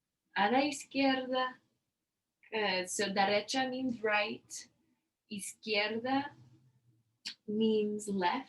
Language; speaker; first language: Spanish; non-native, learner; English